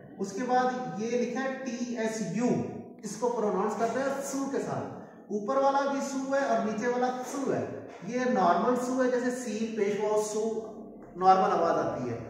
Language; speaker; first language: Urdu; non-native, local second language; Punjabi